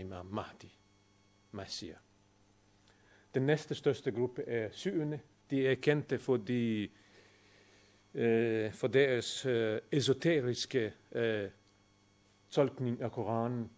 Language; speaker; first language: Danish; non-native, fluent; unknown